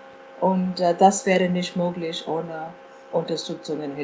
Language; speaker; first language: German; non-native, fluent; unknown